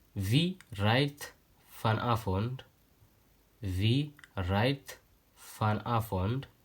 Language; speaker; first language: Dutch; non-native, learner; Tigrinya